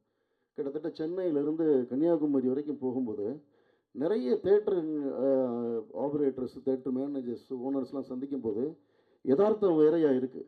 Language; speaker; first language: Tamil; native; Tamil